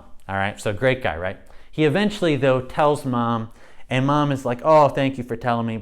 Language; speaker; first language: English; native; English